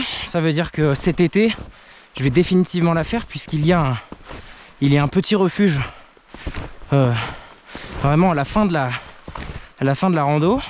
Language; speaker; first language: French; native; French